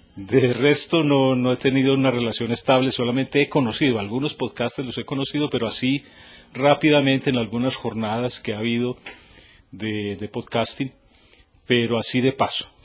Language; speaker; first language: Spanish; native; Spanish